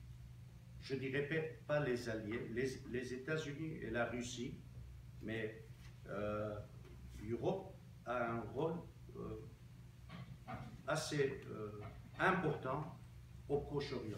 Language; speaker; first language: French; non-native, local second language; Armenian